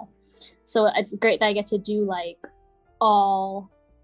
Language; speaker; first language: English; native; English